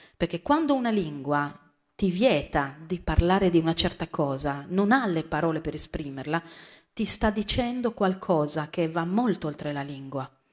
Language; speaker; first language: Italian; native; Italian